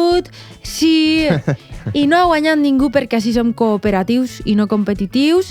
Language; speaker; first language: Catalan; native; Catalan